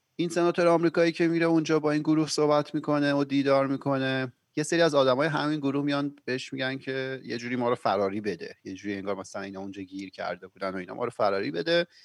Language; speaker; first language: Persian; native; Persian